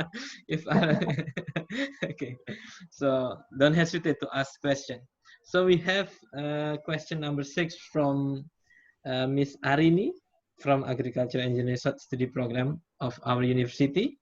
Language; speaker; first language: English; non-native, fluent; Indonesian